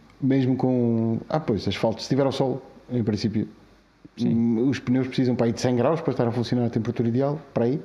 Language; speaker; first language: Portuguese; native; Portuguese